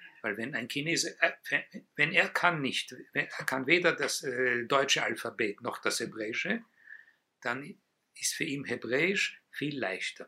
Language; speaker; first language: German; non-native, fluent; Hebrew